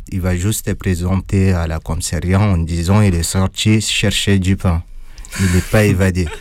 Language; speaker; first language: French; non-native, fluent; Arabic